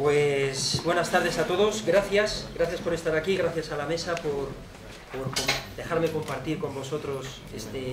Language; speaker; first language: Spanish; native; Spanish